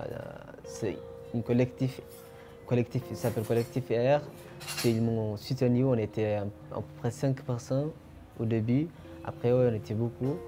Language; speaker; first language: French; non-native, fluent; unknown